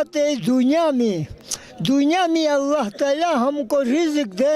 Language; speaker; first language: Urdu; non-native, local second language; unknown